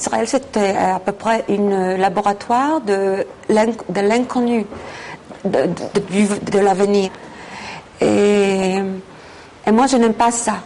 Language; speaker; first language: French; non-native, fluent; Hebrew